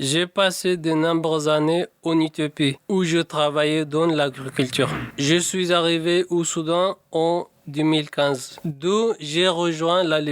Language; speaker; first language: French; non-native, learner; Tigrinya